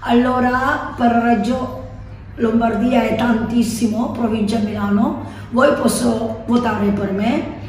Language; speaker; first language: Italian; non-native, learner; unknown